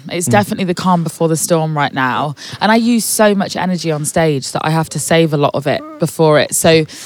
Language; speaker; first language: English; native; English